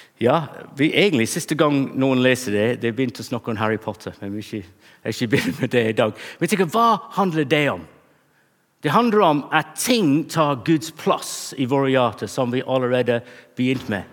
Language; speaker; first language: Norwegian; non-native, fluent; English